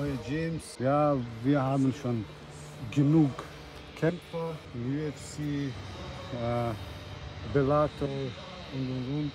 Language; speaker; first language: German; non-native, learner; Chechen